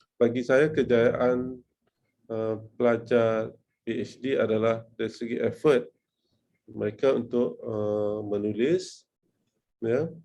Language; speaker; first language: Malay; native; Malay